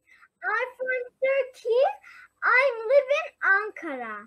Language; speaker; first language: English; non-native, learner; Turkish